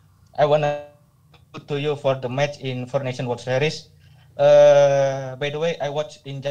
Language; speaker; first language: English; non-native, learner; Indonesian